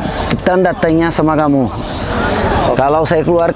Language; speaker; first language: Indonesian; non-native, fluent; Portuguese